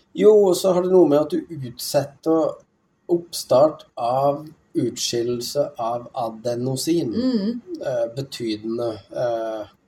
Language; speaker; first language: Norwegian; native; Norwegian